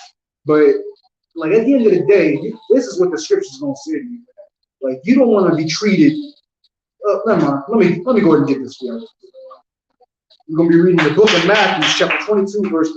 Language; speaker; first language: English; native; English